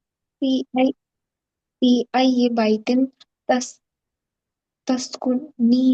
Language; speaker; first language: Arabic; non-native, learner; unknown